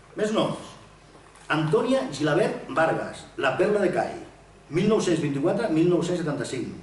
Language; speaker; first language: Catalan; non-native, local second language; Spanish